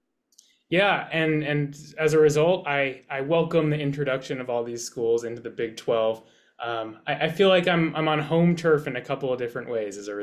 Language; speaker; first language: English; native; English